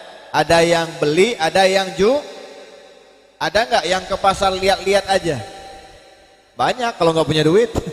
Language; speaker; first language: Indonesian; native; Indonesian